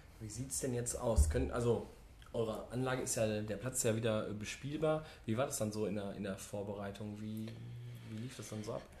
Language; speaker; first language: German; native; German